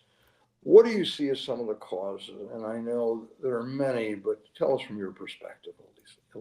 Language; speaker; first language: English; native; English